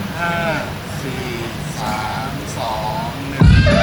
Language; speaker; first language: Thai; native; Thai